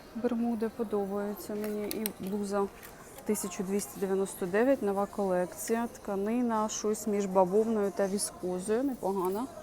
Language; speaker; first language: Ukrainian; native; Ukrainian